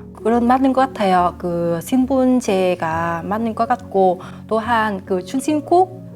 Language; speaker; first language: Korean; non-native, fluent; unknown